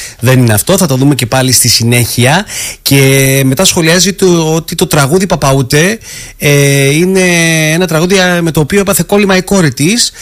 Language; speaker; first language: Greek; early bilingual, heritage; Greek